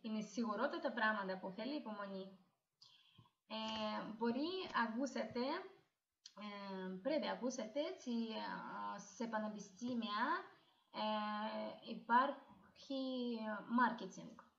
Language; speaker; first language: Greek; non-native, learner; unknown